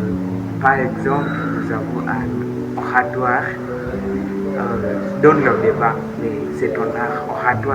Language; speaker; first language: French; non-native, learner; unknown